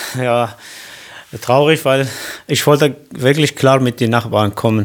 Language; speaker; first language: German; non-native, local second language; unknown